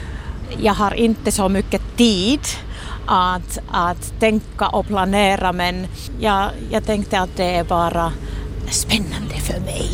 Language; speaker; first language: Swedish; non-native, local second language; Finnish